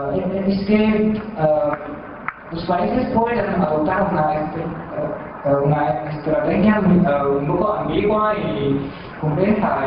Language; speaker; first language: Spanish; non-native, fluent; Chinese